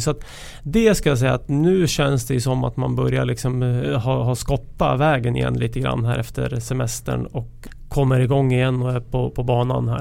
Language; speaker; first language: Swedish; native; Swedish